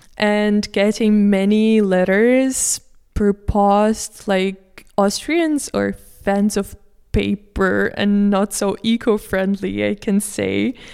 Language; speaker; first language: English; non-native, fluent; Russian